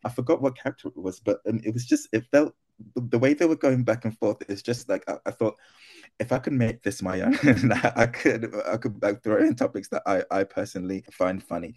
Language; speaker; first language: English; non-native, local second language; Akan